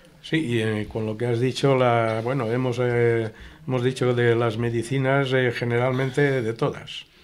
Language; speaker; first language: Spanish; native; Spanish